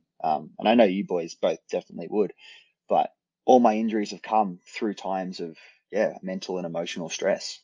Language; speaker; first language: English; native; English